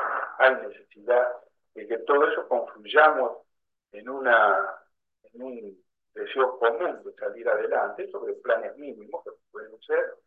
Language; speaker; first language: Spanish; native; Spanish